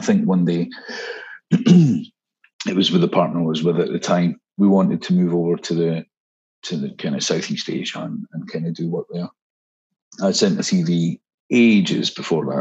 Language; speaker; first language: English; native; English